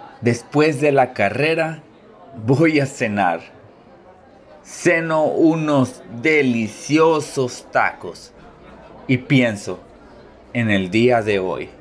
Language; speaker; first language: Spanish; early bilingual, heritage; Spanish